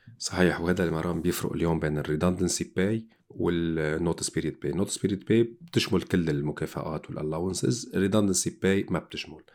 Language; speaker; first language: Arabic; native; Arabic